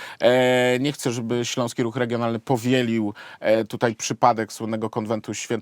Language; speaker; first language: Polish; native; Polish